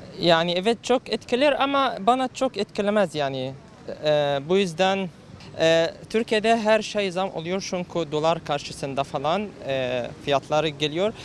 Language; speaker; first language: Turkish; non-native, learner; Arabic